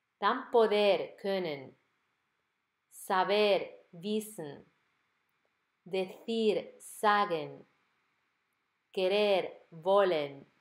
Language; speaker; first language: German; non-native, fluent; Spanish